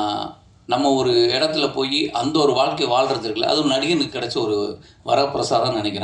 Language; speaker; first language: Tamil; native; Tamil